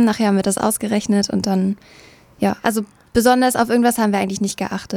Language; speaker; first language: German; native; German